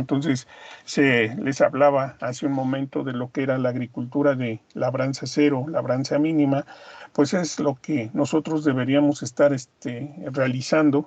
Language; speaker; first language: Spanish; native; Spanish